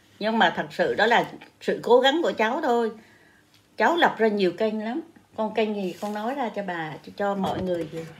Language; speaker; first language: Vietnamese; native; Vietnamese